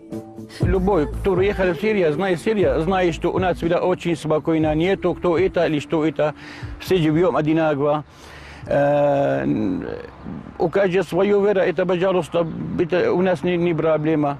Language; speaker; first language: Russian; non-native, learner; Arabic